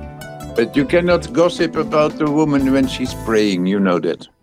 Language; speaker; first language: English; non-native, fluent; Dutch